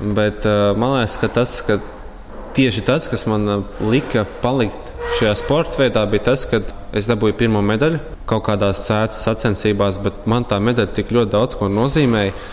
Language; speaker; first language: Latvian; native; Latvian